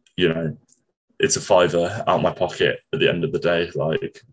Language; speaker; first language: English; native; English